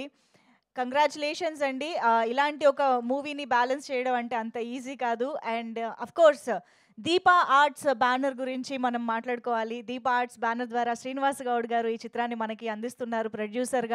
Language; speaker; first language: Telugu; native; Telugu